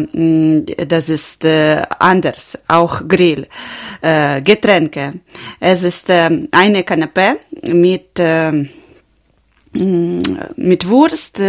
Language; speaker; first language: German; non-native, learner; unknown